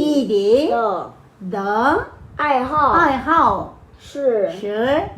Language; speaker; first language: Chinese; non-native, learner; Korean